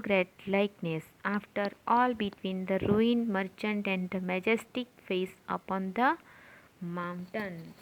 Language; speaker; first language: English; non-native, local second language; Gujarati